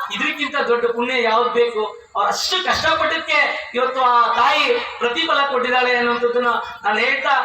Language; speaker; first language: Kannada; native; Kannada